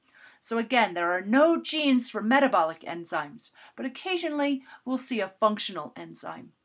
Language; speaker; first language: English; native; English